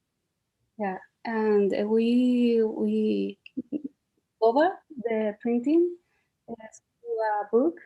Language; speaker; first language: English; non-native, learner; Spanish